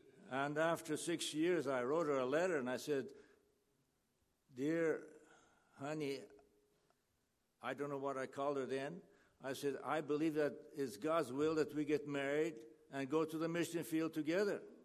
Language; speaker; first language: English; early bilingual, other home language; Ukrainian